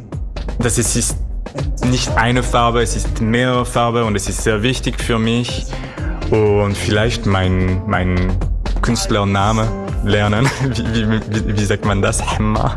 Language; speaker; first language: German; non-native, learner; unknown